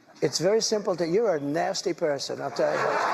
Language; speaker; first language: English; native; English